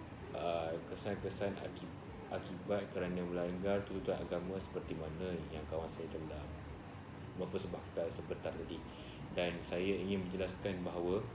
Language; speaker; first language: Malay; non-native, local second language; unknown